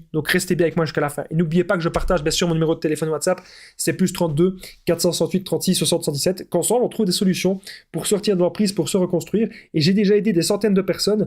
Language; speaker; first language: French; native; French